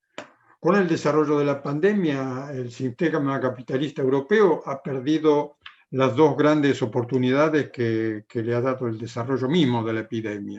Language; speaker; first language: Spanish; non-native, fluent; Italian